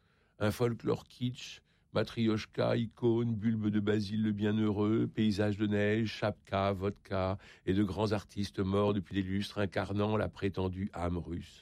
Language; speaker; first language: French; native; French